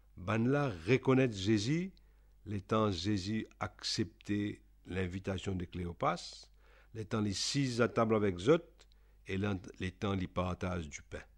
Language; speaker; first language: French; non-native, local second language; Réunion Creole French